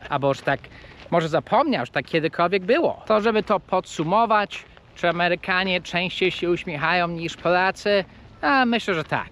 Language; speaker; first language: Polish; non-native, fluent; English